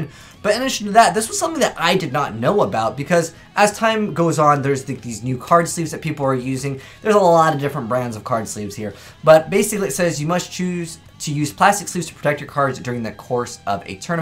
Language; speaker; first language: English; native; English